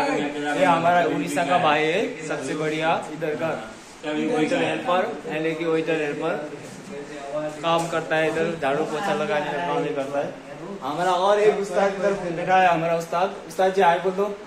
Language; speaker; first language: Hindi; non-native, local second language; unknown